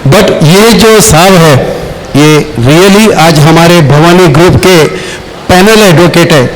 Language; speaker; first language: Hindi; non-native, local second language; Marathi